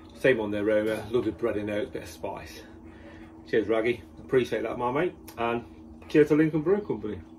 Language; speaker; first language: English; native; English